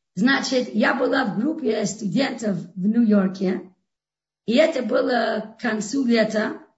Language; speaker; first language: Russian; non-native, fluent; English